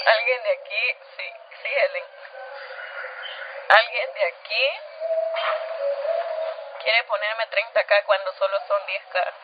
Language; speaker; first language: Spanish; native; Spanish